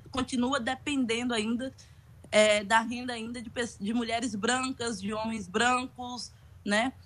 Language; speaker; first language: Portuguese; native; Portuguese